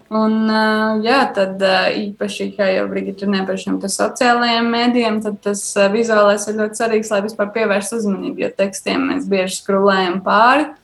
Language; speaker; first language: Latvian; native; Latvian